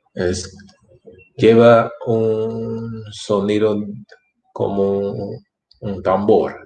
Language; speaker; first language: Spanish; non-native, fluent; English